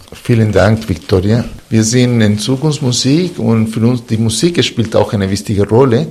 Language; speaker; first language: German; non-native, fluent; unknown